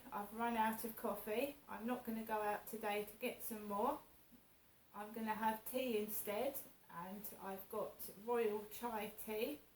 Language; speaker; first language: English; native; English